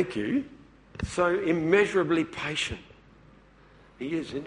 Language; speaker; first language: English; native; English